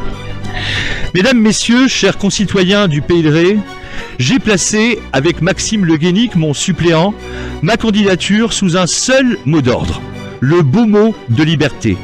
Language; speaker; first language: French; native; French